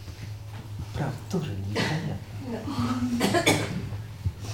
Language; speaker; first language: Russian; early bilingual, heritage; Russian